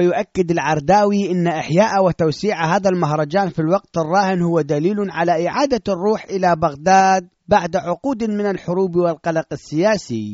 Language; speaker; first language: Arabic; native; Arabic